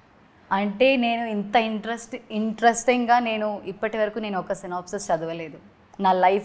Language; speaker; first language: Telugu; non-native, learner; Malayalam